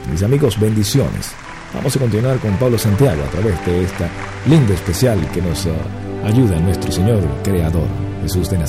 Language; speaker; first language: Spanish; native; Spanish